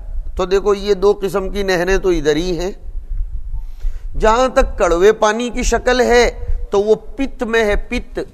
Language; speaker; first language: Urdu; non-native, local second language; Gujarati